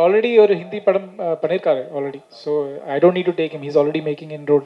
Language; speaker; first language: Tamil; non-native, learner; Malayalam